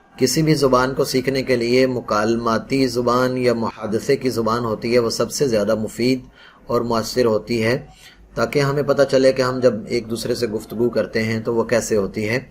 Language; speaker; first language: Urdu; non-native, local second language; Punjabi